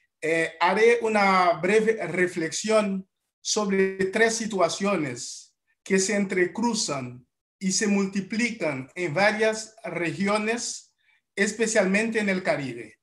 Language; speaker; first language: Spanish; non-native, fluent; Haitian Creole